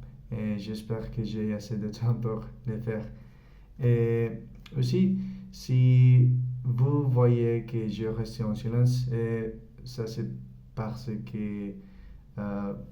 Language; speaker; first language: French; non-native, learner; Spanish